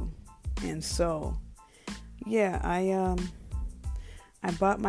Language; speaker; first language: English; native; English